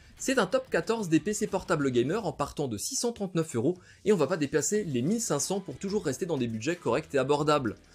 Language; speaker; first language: French; native; French